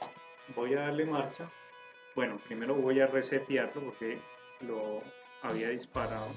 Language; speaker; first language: Spanish; native; Spanish